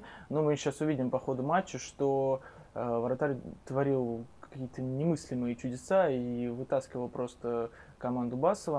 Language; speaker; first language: Russian; native; Russian